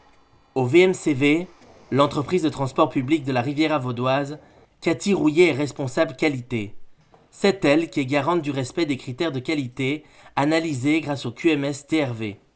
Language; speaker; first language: French; native; French